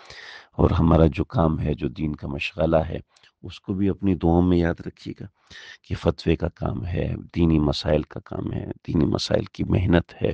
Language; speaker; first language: Urdu; native; Urdu